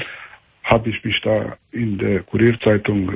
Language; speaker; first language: German; early bilingual, other home language; Albanian